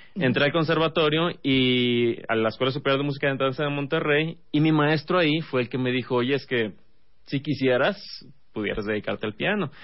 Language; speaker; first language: Spanish; native; Spanish